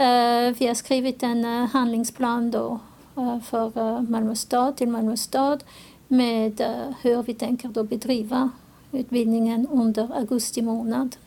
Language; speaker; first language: Swedish; non-native, fluent; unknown